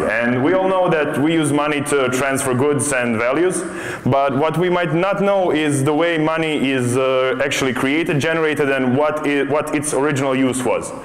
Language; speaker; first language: English; non-native, fluent; Croatian